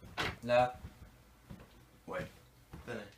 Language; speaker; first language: French; non-native, learner; English